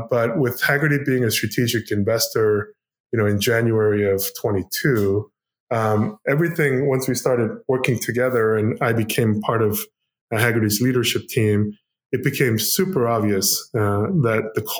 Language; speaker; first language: English; non-native, fluent; Korean